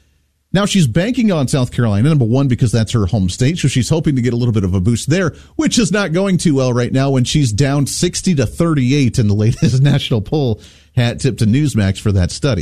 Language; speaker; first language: English; native; English